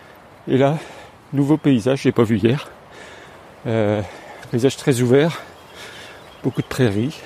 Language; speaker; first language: French; native; French